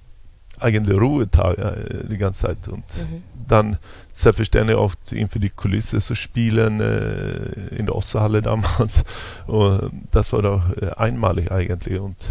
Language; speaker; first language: German; non-native, fluent; Swedish